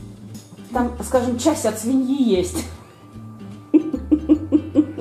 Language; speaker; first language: Russian; native; Russian